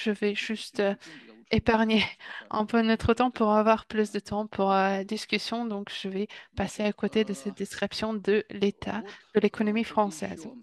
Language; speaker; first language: French; non-native, fluent; Russian